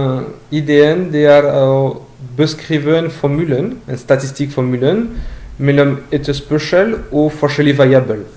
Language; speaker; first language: Norwegian; non-native, fluent; French